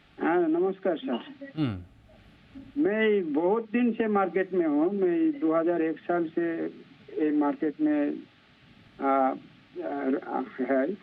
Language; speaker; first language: Hindi; non-native, local second language; Bangla